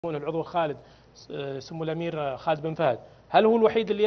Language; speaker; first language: Arabic; native; Arabic